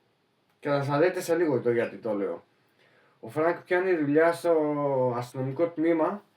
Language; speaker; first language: Greek; native; Greek